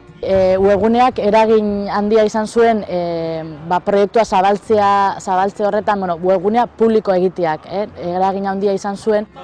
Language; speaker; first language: Basque; native; Basque